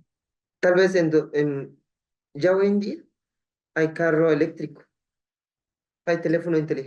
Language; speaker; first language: Spanish; non-native, local second language; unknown